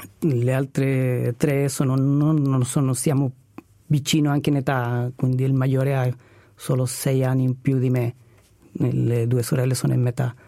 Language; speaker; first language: Italian; non-native, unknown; Spanish